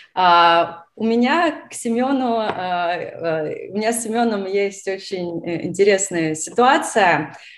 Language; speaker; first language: Russian; native; Russian